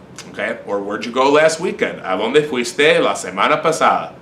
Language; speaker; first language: Spanish; non-native, fluent; English